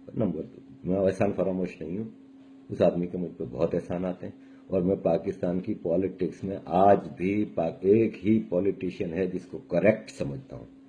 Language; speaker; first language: Urdu; native; Urdu